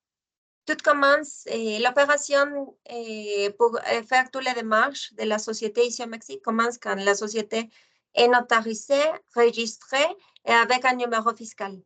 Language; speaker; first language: French; non-native, fluent; Spanish